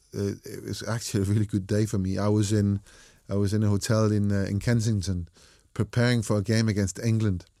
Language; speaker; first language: English; non-native, fluent; Danish